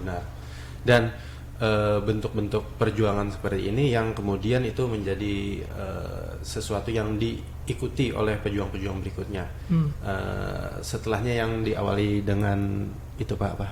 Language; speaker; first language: Indonesian; non-native, local second language; Banjar